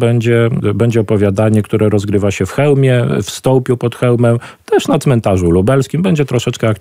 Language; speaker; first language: Polish; native; Polish